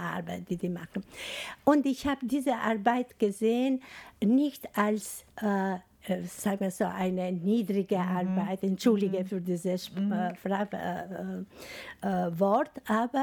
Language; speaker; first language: German; non-native, fluent; Albanian